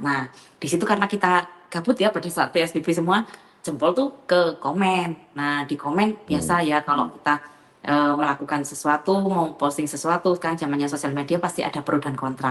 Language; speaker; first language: Indonesian; native; Indonesian